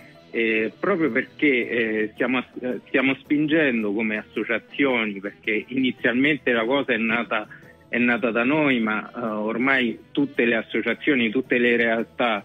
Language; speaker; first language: Italian; native; Italian